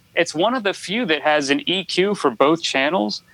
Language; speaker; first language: English; native; English